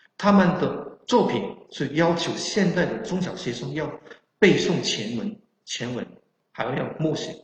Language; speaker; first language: Chinese; non-native, local second language; Min Nan Chinese